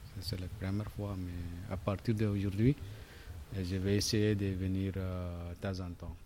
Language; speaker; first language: French; non-native, learner; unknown